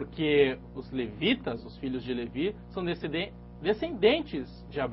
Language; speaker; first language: Portuguese; native; Portuguese